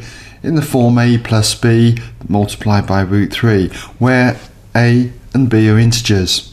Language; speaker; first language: English; native; English